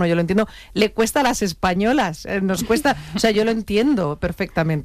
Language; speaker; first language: Spanish; native; Spanish